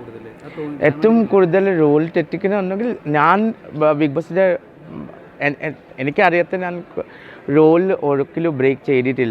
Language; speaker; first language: Malayalam; non-native, fluent; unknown